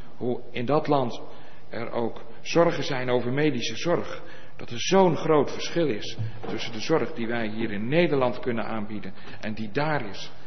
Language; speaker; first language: Dutch; native; Dutch